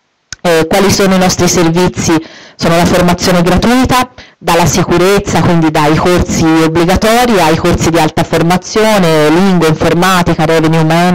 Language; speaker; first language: Italian; native; Italian